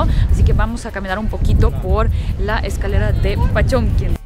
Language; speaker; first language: Spanish; early bilingual, heritage; Russian